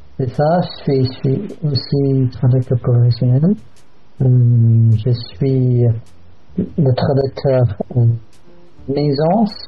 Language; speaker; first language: French; non-native, fluent; English